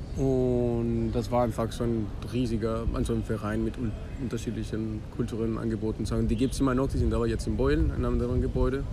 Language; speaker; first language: German; non-native, fluent; Spanish